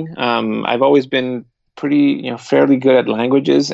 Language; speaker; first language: English; non-native, fluent; Spanish